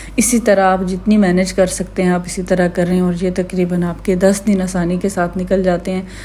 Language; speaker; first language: Urdu; native; Urdu